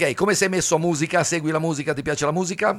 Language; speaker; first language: Italian; native; Italian